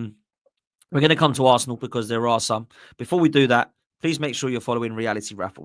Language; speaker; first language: English; native; English